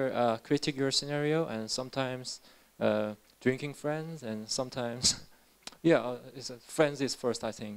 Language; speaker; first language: English; non-native, learner; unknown